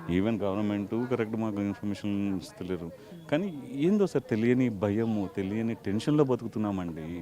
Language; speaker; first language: Telugu; native; Telugu